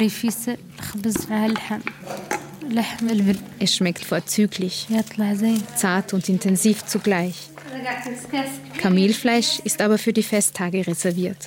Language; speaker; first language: German; native; German